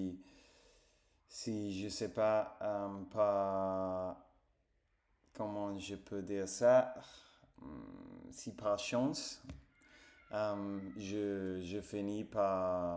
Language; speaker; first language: French; non-native, fluent; English